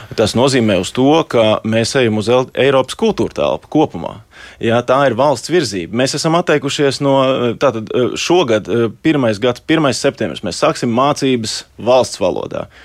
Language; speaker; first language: Latvian; native; Latvian